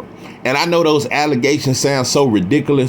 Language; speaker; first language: English; native; English